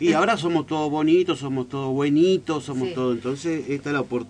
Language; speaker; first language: Spanish; native; Spanish